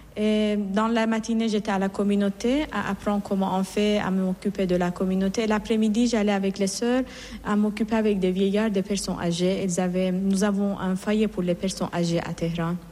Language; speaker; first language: French; non-native, fluent; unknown